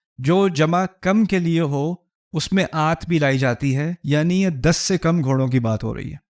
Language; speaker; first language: Urdu; early bilingual, heritage; Urdu